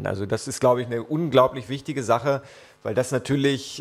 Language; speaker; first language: German; native; German